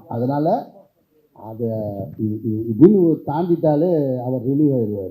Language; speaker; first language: Tamil; native; Tamil